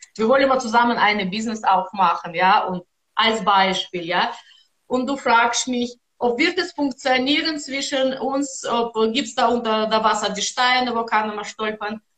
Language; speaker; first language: German; non-native, learner; Russian